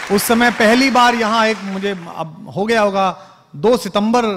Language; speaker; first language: Hindi; native; Hindi